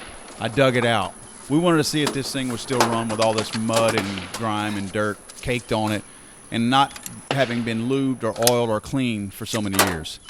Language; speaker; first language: English; native; English